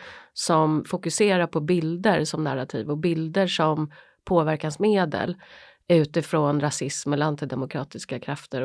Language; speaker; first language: Swedish; native; Swedish